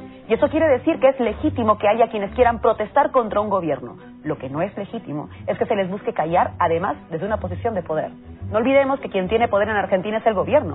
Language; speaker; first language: Spanish; native; Spanish